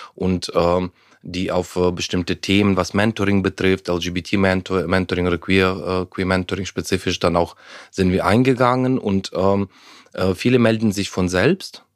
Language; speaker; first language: German; non-native, fluent; Ukrainian